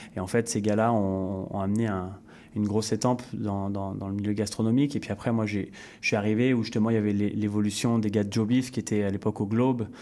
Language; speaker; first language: French; native; French